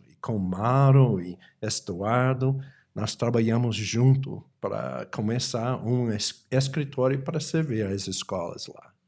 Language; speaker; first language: Portuguese; non-native, fluent; English